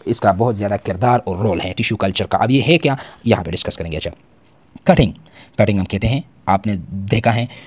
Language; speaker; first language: Urdu; non-native, local second language; Pashto